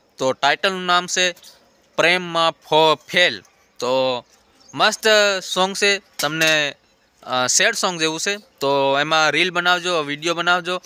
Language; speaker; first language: Gujarati; non-native, local second language; Bhili